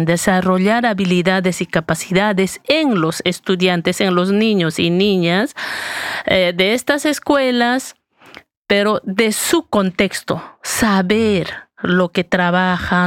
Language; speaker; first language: Spanish; native; Spanish